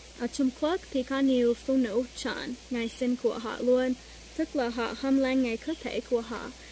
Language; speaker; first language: Vietnamese; non-native, learner; English